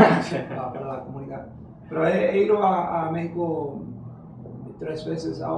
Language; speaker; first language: Spanish; early bilingual, heritage; English